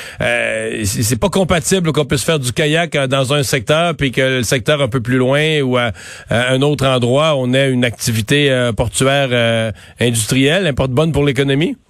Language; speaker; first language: French; native; French